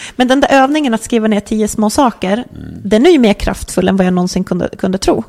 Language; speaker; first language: Swedish; native; Swedish